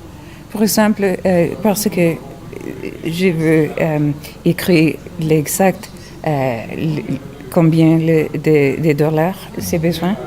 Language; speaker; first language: French; non-native, learner; English